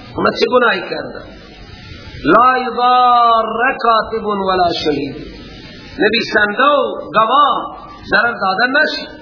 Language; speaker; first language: Persian; native; Persian